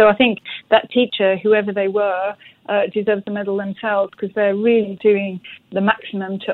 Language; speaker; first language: English; native; English